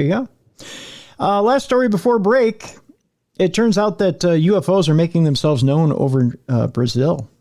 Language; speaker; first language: English; native; English